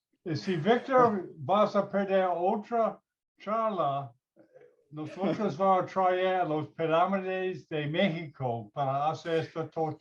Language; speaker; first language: Spanish; non-native, learner; English